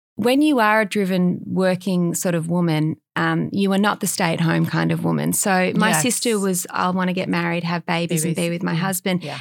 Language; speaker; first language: English; native; English